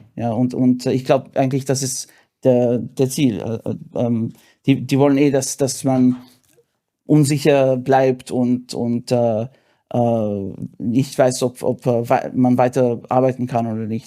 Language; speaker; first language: German; non-native, fluent; English